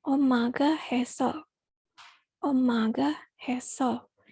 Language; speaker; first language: Korean; non-native, learner; Indonesian